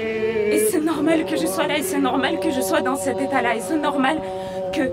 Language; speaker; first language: French; non-native, fluent; Russian